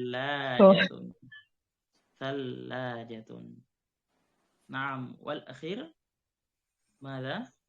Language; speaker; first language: Arabic; non-native, fluent; Indonesian